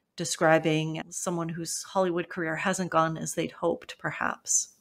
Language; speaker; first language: English; native; English